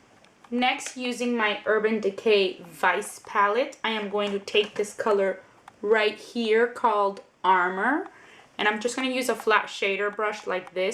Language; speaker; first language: English; native; English